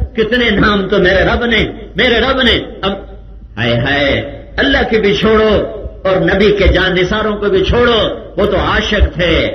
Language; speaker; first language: Urdu; non-native, local second language; Punjabi